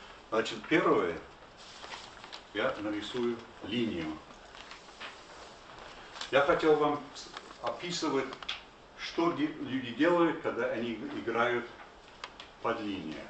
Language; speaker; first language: Russian; non-native, fluent; English